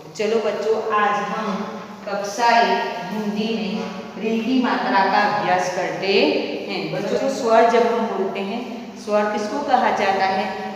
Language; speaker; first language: Hindi; non-native, local second language; Gujarati